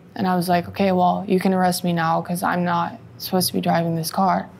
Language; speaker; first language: English; native; English